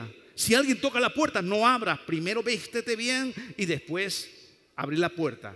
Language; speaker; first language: Spanish; native; Spanish